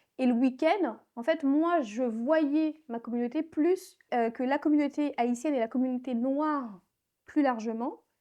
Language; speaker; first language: French; early bilingual, other home language; Haitian Creole